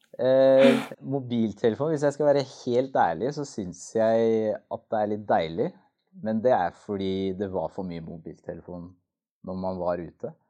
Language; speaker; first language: Norwegian; native; Norwegian